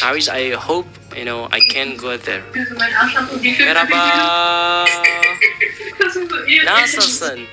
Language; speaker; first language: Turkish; non-native, learner; Indonesian